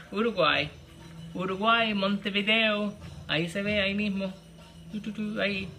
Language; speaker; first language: Spanish; early bilingual, other home language; English